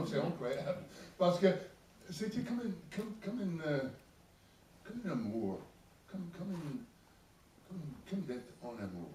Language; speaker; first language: French; non-native, learner; English